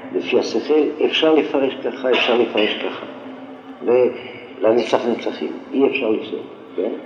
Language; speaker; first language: Hebrew; non-native, fluent; French